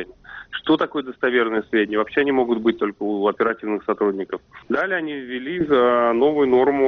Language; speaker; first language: Russian; native; Russian